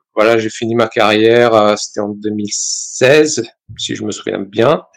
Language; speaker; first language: French; non-native, fluent; Serbian